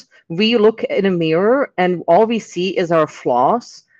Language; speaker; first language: English; non-native, fluent; Czech